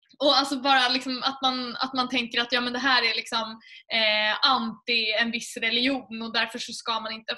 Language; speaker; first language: Swedish; native; Swedish